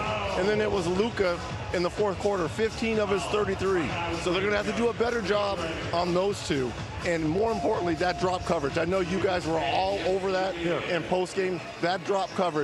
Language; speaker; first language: English; native; English